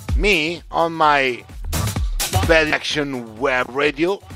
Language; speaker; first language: English; non-native, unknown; Italian